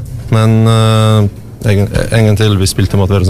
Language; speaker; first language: Norwegian; non-native, learner; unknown